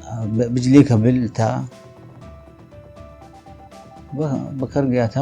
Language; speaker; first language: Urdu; non-native, learner; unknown